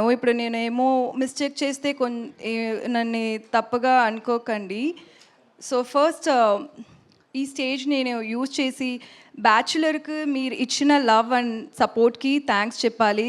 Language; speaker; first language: Telugu; non-native, learner; Tamil